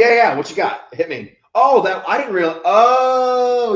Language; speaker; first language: English; native; English